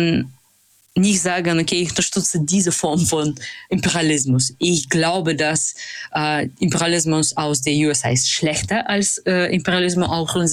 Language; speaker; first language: German; non-native, fluent; Russian